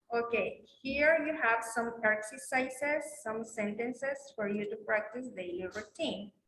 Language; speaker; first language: English; non-native, learner; Spanish